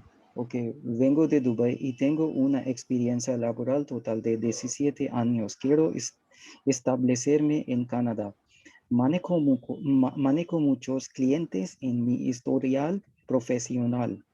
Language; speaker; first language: Spanish; non-native, learner; Hindi